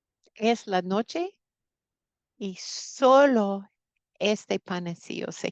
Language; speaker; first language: Spanish; non-native, fluent; English